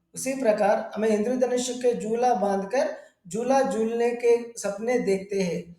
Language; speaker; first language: Hindi; non-native, local second language; Telugu